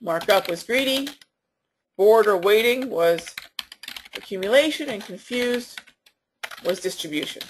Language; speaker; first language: English; native; English